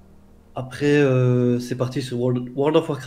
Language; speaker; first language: French; native; French